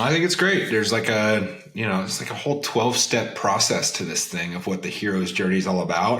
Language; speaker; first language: English; native; English